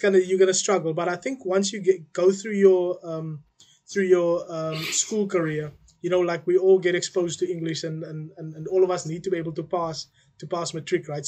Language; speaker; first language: English; non-native, local second language; Afrikaans